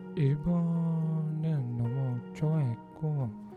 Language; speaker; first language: Korean; non-native, learner; Filipino